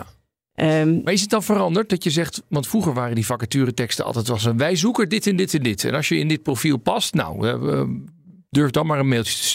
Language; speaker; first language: Dutch; native; Dutch